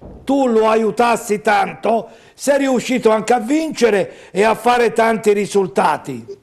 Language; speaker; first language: Italian; native; Italian